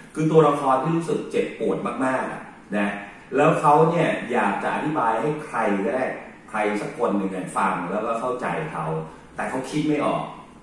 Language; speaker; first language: Thai; native; Thai